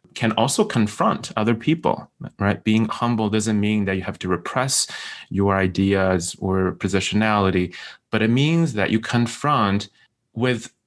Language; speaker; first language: English; non-native, fluent; Chinese